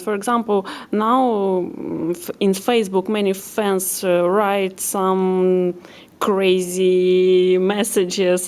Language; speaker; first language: English; non-native, learner; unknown